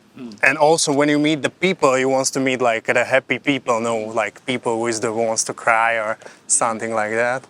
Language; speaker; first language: English; non-native, fluent; Slovak